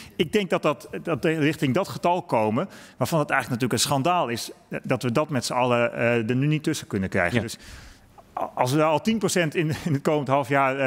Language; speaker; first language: Dutch; native; Dutch